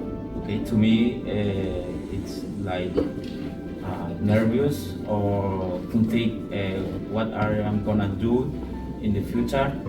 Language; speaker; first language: English; non-native, learner; Spanish